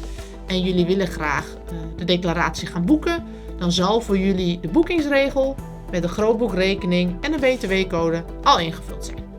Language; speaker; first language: Dutch; native; Dutch